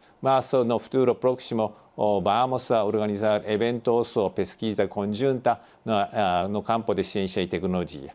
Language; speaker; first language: Portuguese; non-native, fluent; Japanese